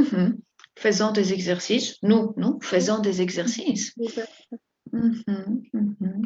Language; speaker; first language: French; non-native, fluent; Spanish